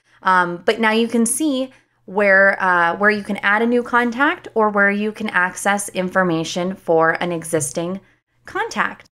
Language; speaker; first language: English; native; English